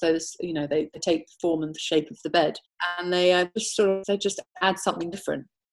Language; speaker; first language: English; native; English